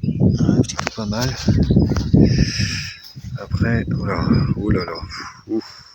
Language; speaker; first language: French; native; French